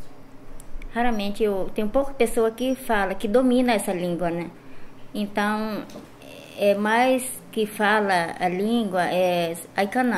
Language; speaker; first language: Portuguese; non-native, local second language; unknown